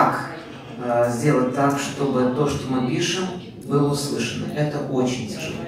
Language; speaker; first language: Russian; non-native, local second language; Uzbek